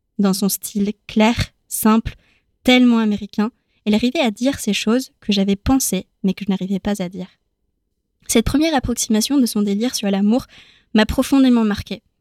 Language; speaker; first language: French; native; French